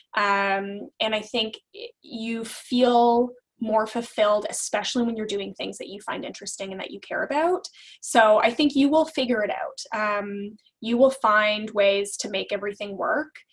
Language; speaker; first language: English; native; English